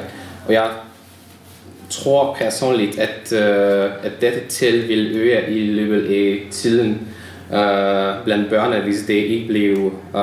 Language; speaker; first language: Swedish; non-native, learner; Hungarian